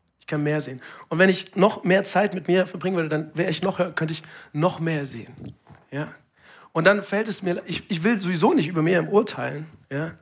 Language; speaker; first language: German; non-native, fluent; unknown